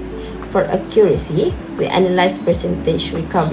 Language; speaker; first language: English; non-native, local second language; Malay